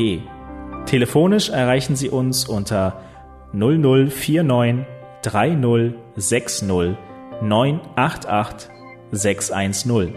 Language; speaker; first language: German; native; German